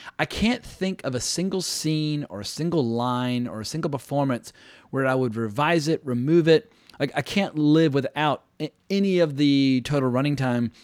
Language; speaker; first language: English; native; English